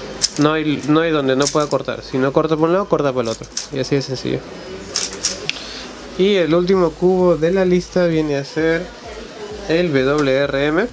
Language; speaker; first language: Spanish; native; Spanish